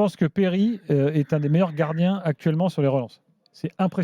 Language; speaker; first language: French; native; French